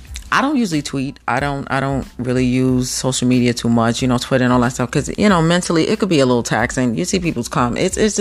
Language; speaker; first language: English; native; English